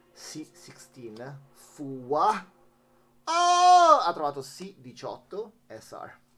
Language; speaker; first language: Italian; native; Italian